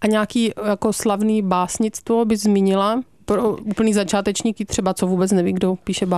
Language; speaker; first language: Czech; native; Czech